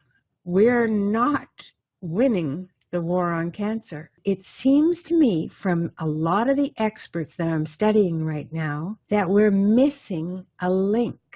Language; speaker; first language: English; native; English